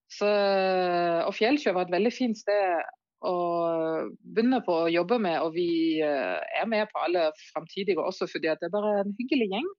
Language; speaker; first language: Norwegian; non-native, fluent; German